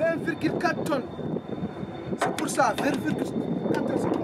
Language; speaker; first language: French; non-native, local second language; Arabic